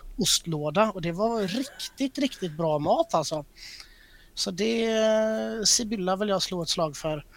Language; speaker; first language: Swedish; native; Swedish